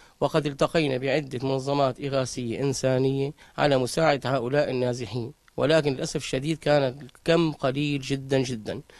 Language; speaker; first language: Arabic; native; Arabic